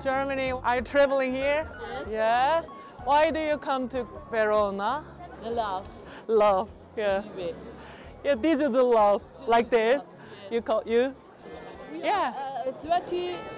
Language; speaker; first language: English; non-native, learner; Korean